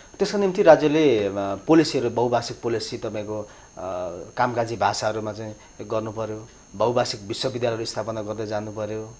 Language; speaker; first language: Nepali; non-native, local second language; Limbu